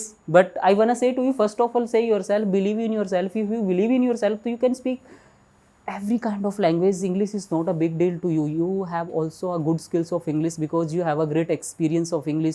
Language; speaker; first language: English; non-native, local second language; Hindi